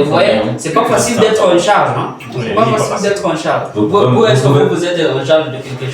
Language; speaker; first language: French; non-native, learner; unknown